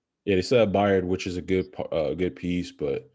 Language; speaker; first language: English; native; English